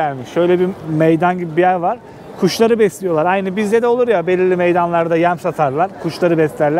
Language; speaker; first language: Turkish; native; Turkish